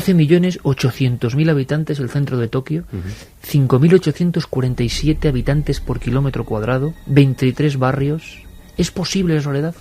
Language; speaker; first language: Spanish; native; Spanish